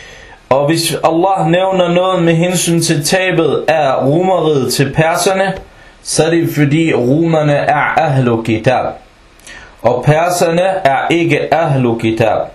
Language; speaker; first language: Danish; early bilingual, other home language; Arabic